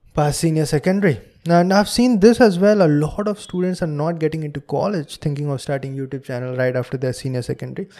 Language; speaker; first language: English; non-native, local second language; Hindi